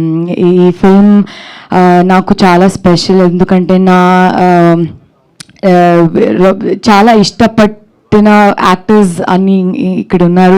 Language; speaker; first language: Telugu; non-native, learner; Kannada